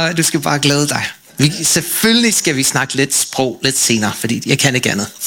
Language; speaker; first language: Danish; non-native, fluent; English